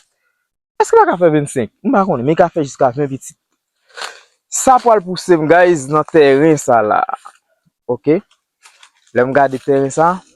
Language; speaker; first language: French; non-native, learner; Haitian Creole